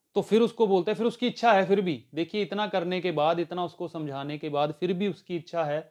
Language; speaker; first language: Hindi; native; Hindi